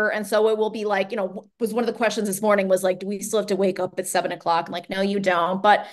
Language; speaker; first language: English; native; English